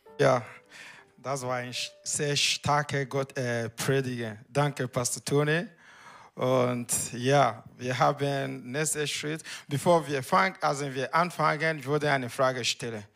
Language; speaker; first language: German; non-native, learner; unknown